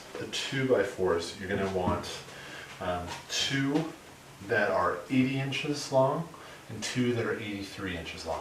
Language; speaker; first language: English; native; English